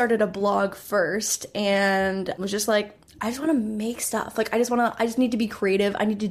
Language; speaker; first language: English; native; English